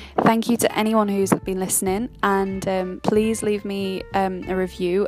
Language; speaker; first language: English; native; English